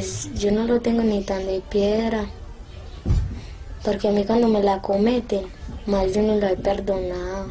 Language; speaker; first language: Spanish; native; Spanish